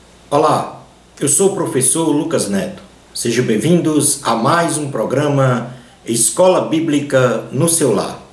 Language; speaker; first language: Portuguese; native; Portuguese